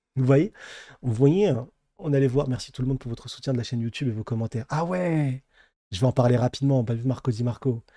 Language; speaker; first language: French; native; French